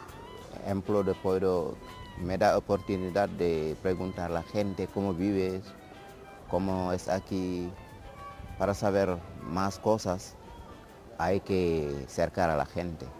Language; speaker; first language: Spanish; non-native, learner; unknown